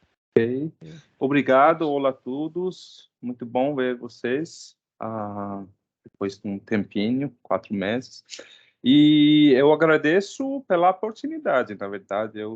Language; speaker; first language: Portuguese; non-native, fluent; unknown